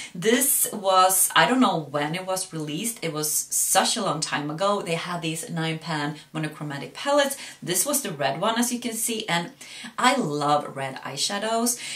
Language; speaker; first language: English; non-native, fluent; Swedish